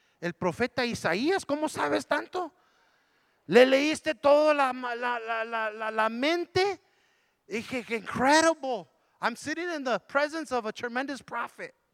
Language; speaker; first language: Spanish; early bilingual, heritage; Spanish